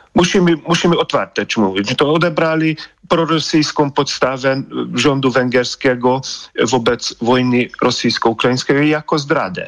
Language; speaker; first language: Polish; non-native, fluent; Hungarian